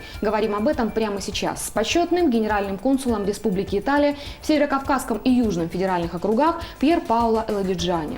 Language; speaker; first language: Russian; native; Russian